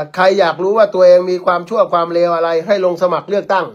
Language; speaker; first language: Thai; native; Thai